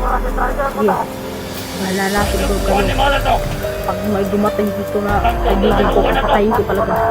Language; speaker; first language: Filipino; non-native, local second language; Cebuano